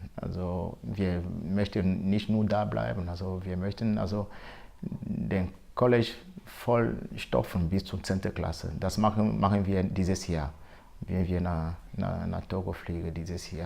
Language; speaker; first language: German; non-native, fluent; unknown